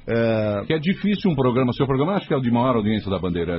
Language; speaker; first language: Portuguese; native; Portuguese